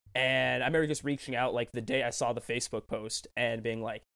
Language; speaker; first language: English; native; English